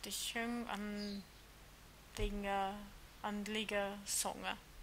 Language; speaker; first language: Swedish; non-native, learner; German